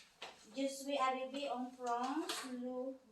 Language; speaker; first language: French; non-native, learner; Filipino